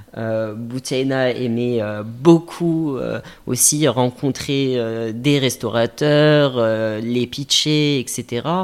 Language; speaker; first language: French; native; French